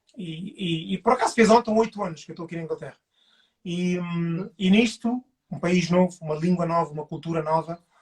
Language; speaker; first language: Portuguese; early bilingual, other home language; Upper Guinea Crioulo